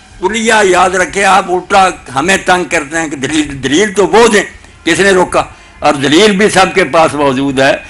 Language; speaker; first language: Urdu; non-native, local second language; Punjabi